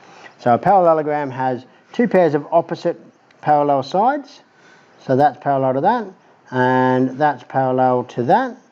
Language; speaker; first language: English; native; English